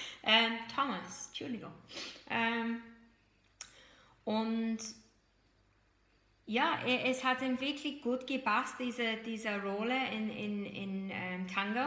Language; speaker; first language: German; non-native, fluent; English